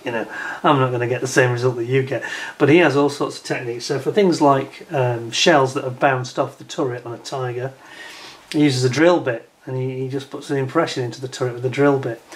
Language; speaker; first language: English; native; English